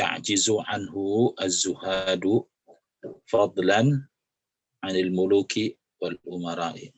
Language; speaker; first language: Arabic; non-native, fluent; Indonesian